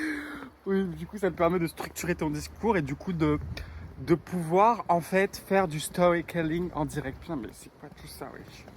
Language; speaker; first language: French; native; French